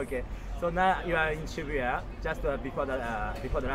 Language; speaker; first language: English; non-native, learner; Japanese